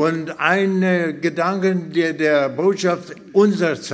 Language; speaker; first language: German; non-native, fluent; Russian